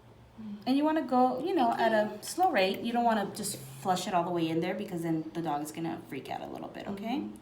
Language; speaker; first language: English; native; English